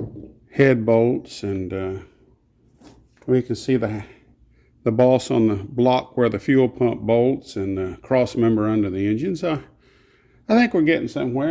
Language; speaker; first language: English; native; English